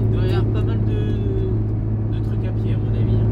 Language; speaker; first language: French; native; French